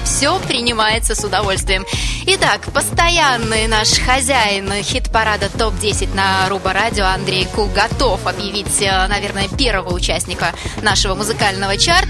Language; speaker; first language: Russian; native; Russian